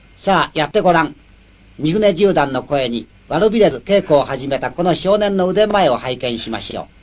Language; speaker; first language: Japanese; native; Japanese